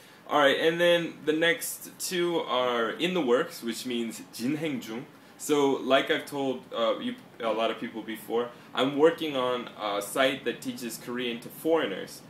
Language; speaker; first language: English; native; English